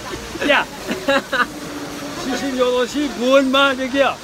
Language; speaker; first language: Korean; native; Korean